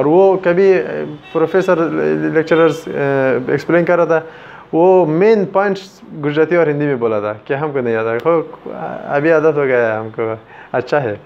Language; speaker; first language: Urdu; non-native, learner; Pashto